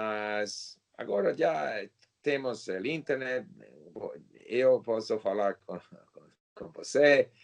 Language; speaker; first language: Portuguese; non-native, learner; English